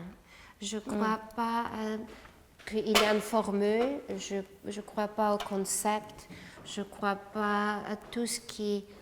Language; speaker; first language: French; non-native, fluent; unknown